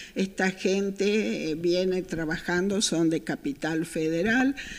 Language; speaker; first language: Spanish; native; Spanish